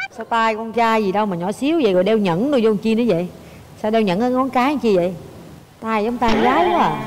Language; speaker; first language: Vietnamese; native; Vietnamese